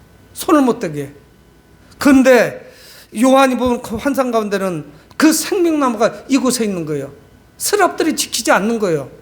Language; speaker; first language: Korean; native; Korean